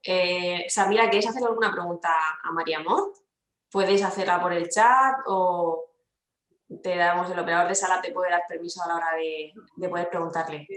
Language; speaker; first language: Spanish; native; Spanish